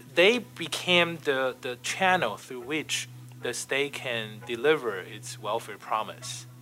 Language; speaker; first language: English; non-native, fluent; Chinese